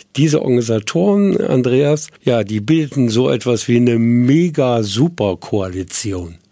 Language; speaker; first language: German; native; German